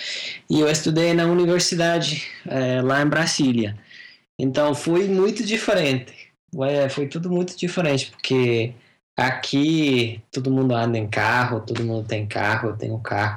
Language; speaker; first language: Portuguese; non-native, fluent; English